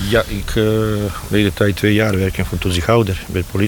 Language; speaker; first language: Dutch; non-native, learner; Bosnian